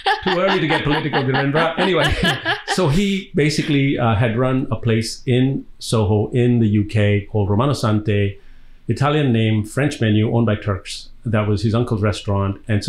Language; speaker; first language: English; non-native, local second language; Gujarati